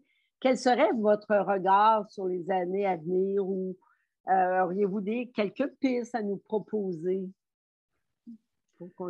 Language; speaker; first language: French; native; French